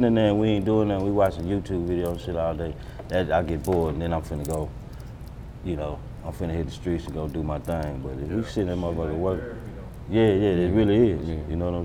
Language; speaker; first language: English; native; English